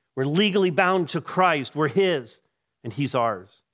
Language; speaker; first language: English; native; English